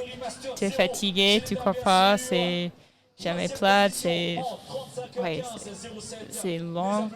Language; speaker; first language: French; non-native, learner; English